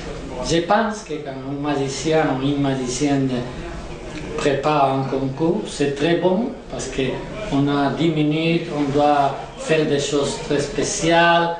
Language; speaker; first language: French; non-native, learner; Spanish